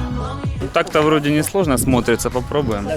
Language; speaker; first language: Russian; native; Russian